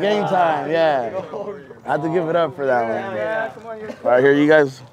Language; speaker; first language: English; early bilingual, other home language; Spanish